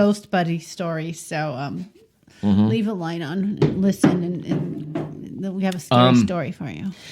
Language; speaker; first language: English; native; English